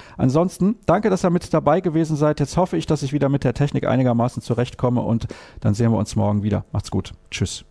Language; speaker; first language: German; native; German